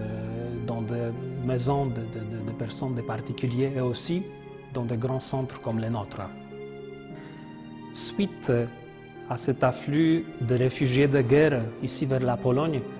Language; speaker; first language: French; non-native, fluent; Polish